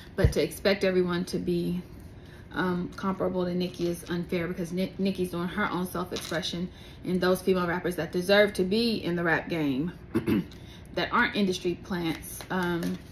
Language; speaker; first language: English; native; English